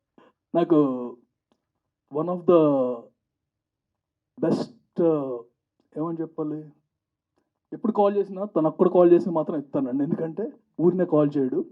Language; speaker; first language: Telugu; native; Telugu